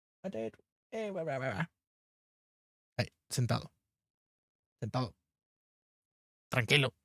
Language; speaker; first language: Spanish; native; Spanish